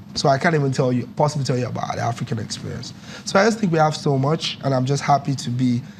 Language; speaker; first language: English; non-native, local second language; Yoruba